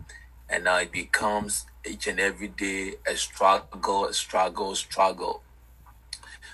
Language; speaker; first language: English; non-native, local second language; Akan